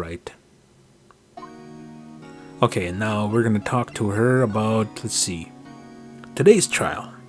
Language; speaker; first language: English; native; English